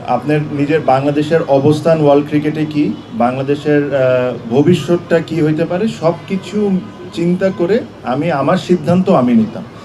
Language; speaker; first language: Bangla; native; Bangla